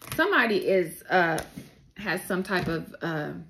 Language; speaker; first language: English; native; English